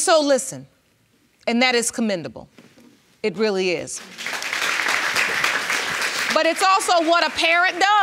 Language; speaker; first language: English; native; English